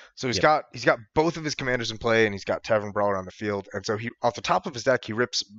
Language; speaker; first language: English; native; English